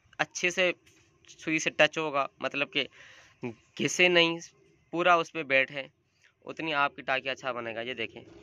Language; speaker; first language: Urdu; non-native, local second language; Sindhi